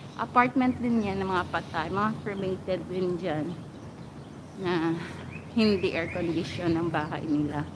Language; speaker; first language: Filipino; native; Filipino